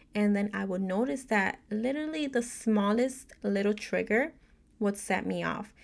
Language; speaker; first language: English; native; English